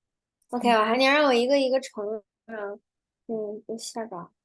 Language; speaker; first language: Chinese; early bilingual, heritage; Chinese